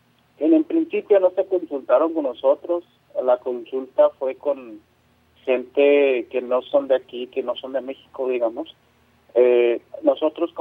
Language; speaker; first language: Spanish; non-native, local second language; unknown